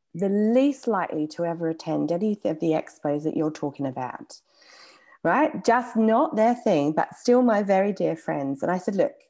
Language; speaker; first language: English; native; English